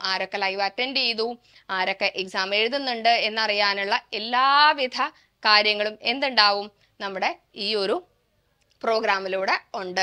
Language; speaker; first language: Malayalam; native; Malayalam